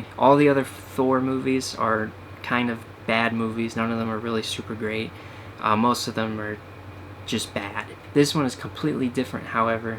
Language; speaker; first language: English; native; English